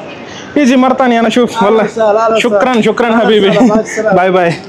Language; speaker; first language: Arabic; non-native, learner; Telugu